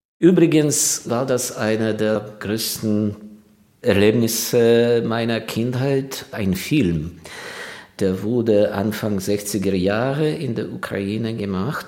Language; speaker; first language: German; non-native, fluent; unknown